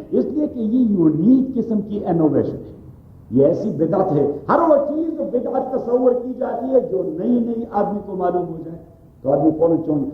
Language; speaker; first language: Urdu; non-native, local second language; Pashto